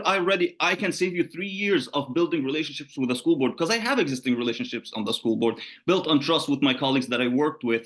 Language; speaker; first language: English; non-native, fluent; Arabic